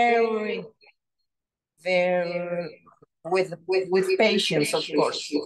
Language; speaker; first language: English; non-native, learner; Spanish